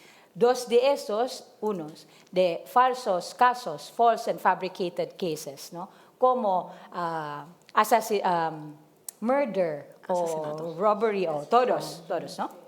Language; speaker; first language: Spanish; non-native, learner; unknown